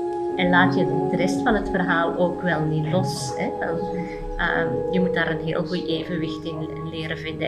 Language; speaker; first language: Dutch; native; Dutch